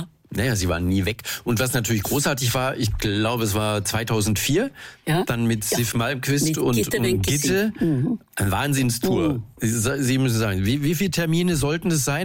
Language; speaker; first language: German; native; German